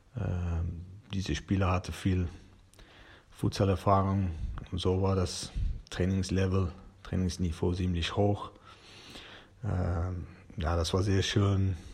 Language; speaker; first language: German; non-native, learner; Persian